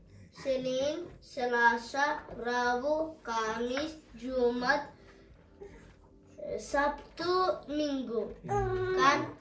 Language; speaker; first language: Indonesian; early bilingual, heritage; Indonesian